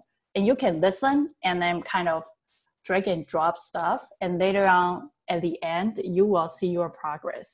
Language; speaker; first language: English; non-native, fluent; Chinese